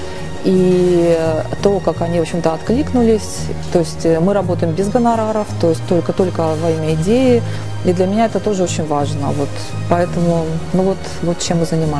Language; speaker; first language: Russian; native; Russian